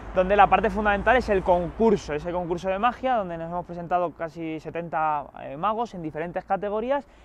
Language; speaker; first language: Spanish; native; Spanish